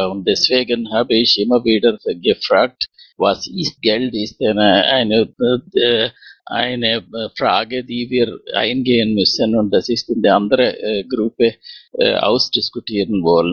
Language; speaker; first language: German; non-native, learner; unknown